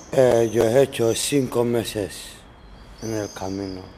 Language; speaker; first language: Spanish; non-native, learner; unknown